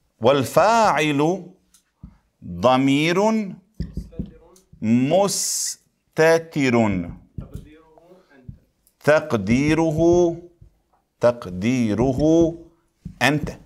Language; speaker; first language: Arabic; non-native, fluent; Bosnian